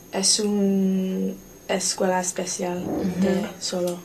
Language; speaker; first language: Spanish; non-native, learner; English